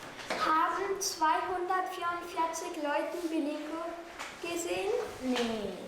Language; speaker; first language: German; non-native, learner; French